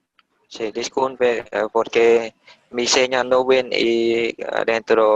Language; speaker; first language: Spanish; non-native, learner; Vietnamese